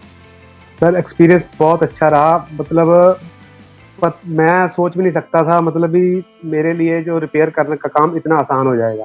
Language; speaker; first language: Hindi; native; Hindi